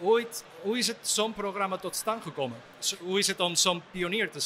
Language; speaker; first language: Dutch; non-native, fluent; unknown